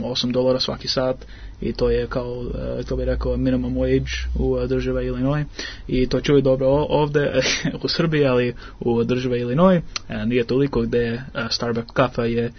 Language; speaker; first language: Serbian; early bilingual, heritage; English